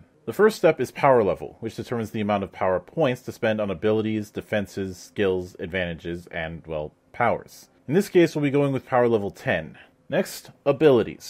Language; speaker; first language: English; native; English